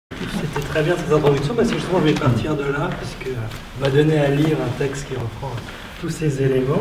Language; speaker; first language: French; native; French